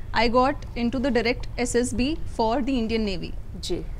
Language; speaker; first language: Hindi; native; Hindi